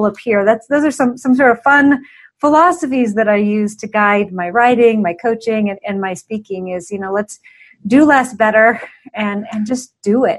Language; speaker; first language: English; native; English